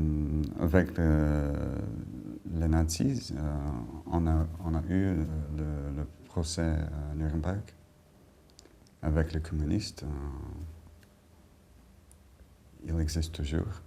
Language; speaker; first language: French; non-native, fluent; Bulgarian